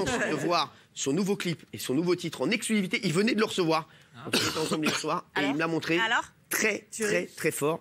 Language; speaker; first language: French; native; French